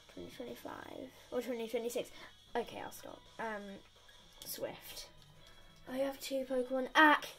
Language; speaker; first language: English; native; English